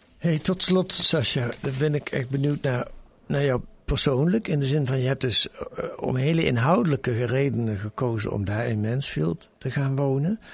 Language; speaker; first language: Dutch; native; Dutch